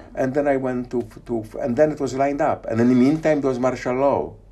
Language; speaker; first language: English; non-native, fluent; Polish